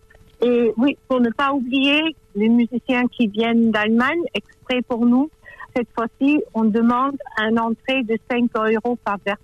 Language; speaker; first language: French; non-native, fluent; German